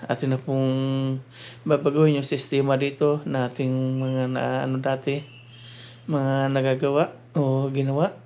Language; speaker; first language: Filipino; native; Filipino